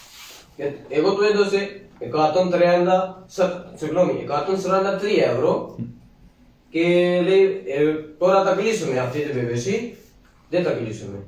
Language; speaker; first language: Greek; non-native, learner; Punjabi